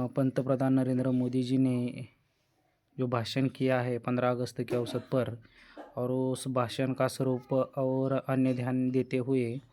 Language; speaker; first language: Hindi; non-native, local second language; Marathi